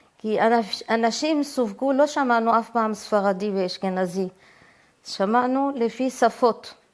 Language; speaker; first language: Hebrew; early bilingual, heritage; Hebrew